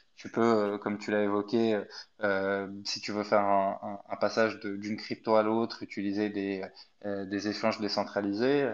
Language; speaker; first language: French; non-native, fluent; Arabic